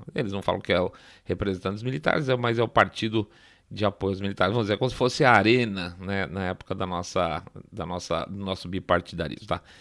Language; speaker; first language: Portuguese; native; Portuguese